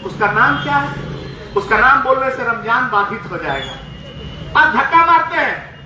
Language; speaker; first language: Hindi; non-native, local second language; Bangla